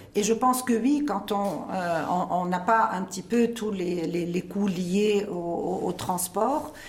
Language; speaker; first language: French; non-native, local second language; Arabic